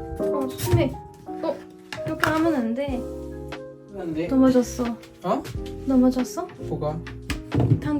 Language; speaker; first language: Korean; non-native, learner; French